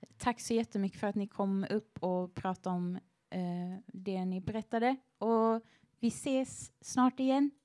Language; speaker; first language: Swedish; native; Swedish